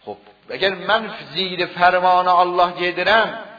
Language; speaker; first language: Persian; non-native, local second language; Azerbaijani